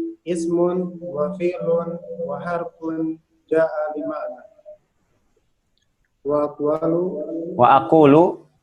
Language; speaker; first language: Arabic; non-native, learner; Indonesian